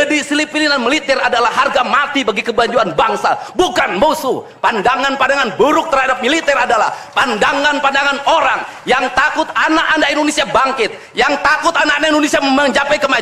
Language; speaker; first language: Indonesian; native; Indonesian